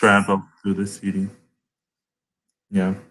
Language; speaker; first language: English; non-native, learner; Portuguese